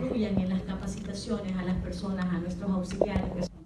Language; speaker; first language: Spanish; native; Spanish